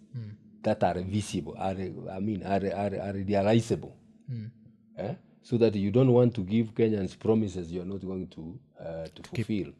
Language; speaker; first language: English; non-native, local second language; Gusii